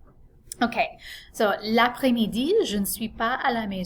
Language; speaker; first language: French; non-native, fluent; English